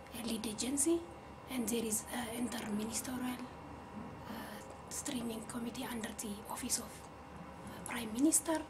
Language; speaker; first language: English; non-native, fluent; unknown